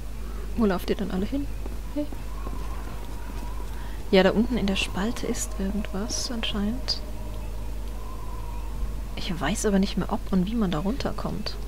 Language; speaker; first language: German; native; German